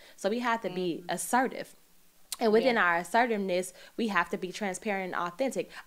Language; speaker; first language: English; native; English